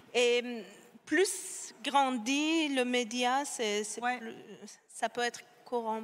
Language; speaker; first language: French; non-native, fluent; Persian